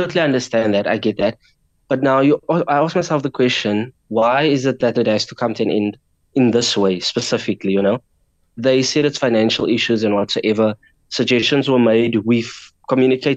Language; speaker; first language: English; non-native, local second language; Afrikaans